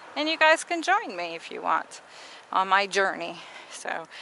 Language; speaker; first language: English; native; English